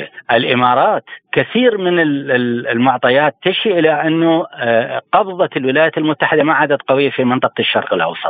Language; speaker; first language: Arabic; native; Arabic